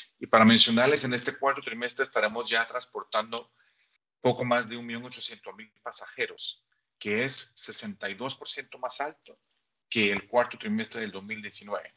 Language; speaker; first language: Spanish; native; Spanish